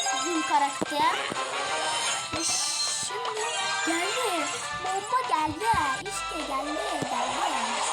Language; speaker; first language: Turkish; non-native, learner; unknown